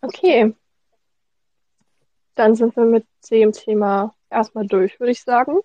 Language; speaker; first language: German; native; German